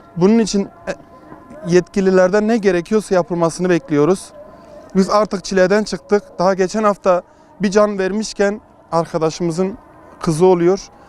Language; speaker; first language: Turkish; native; Turkish